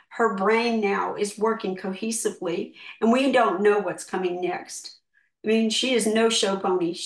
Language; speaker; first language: English; native; English